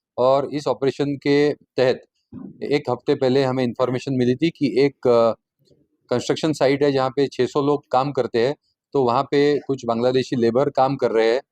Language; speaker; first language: Hindi; non-native, local second language; Marathi